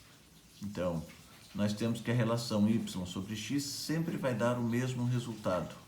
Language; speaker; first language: Portuguese; native; Portuguese